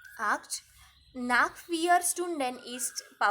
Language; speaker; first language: German; non-native, fluent; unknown